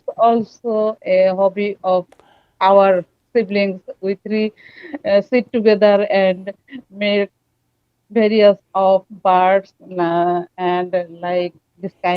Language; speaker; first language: English; non-native, learner; Bangla